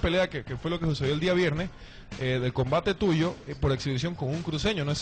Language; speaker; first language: Spanish; native; Spanish